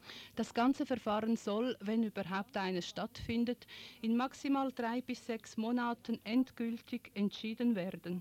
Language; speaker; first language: German; native; German